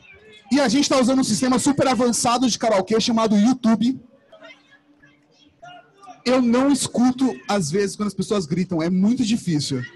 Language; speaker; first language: Portuguese; native; Portuguese